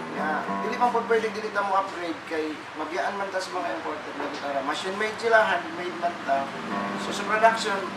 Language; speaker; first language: Cebuano; native; Cebuano